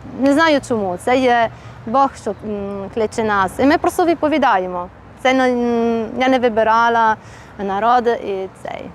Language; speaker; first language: Ukrainian; non-native, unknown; Italian